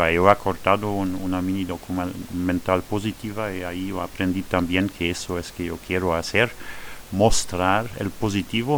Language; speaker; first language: Spanish; non-native, fluent; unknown